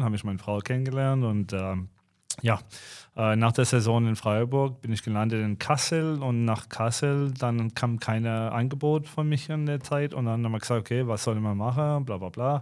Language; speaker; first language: German; non-native, fluent; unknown